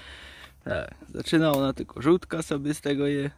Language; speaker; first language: Polish; native; Polish